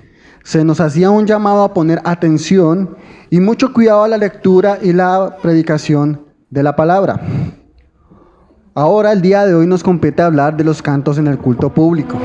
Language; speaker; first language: Spanish; native; Spanish